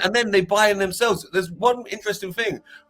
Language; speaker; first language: English; native; English